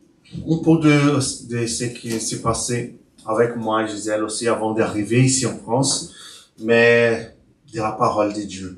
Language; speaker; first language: French; non-native, learner; Portuguese